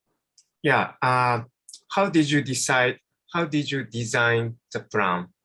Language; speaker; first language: English; non-native, fluent; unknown